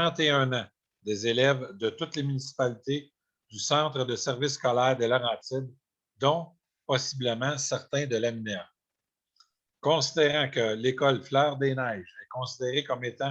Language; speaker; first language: French; native; French